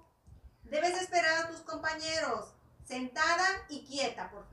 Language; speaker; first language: Spanish; native; Spanish